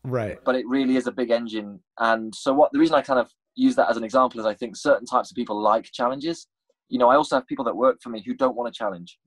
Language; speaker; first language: English; native; English